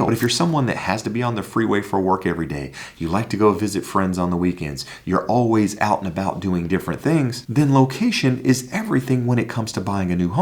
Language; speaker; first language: English; native; English